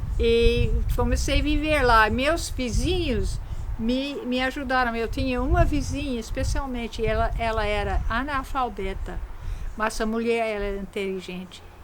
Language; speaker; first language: Portuguese; non-native, fluent; English